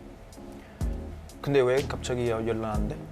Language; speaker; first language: Korean; non-native, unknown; Italian